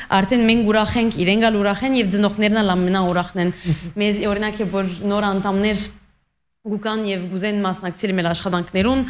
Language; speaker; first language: Armenian; early bilingual, heritage; Armenian